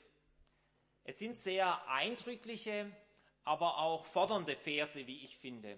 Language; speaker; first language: German; native; German